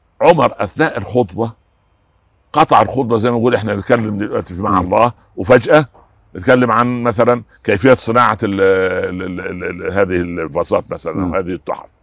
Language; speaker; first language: Arabic; native; Arabic